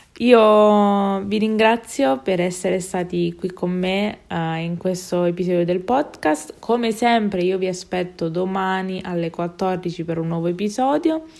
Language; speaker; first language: Italian; native; Italian